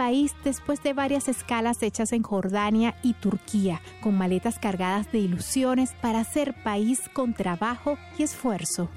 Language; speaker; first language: Spanish; native; Spanish